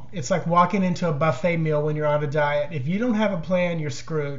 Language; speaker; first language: English; native; English